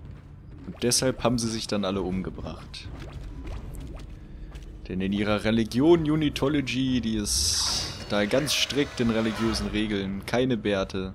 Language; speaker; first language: German; native; German